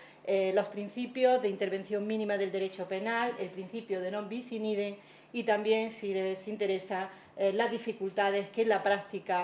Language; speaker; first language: Spanish; native; Spanish